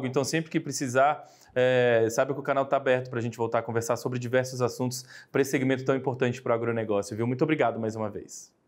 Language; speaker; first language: Portuguese; native; Portuguese